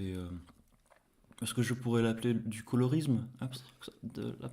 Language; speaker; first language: French; non-native, fluent; English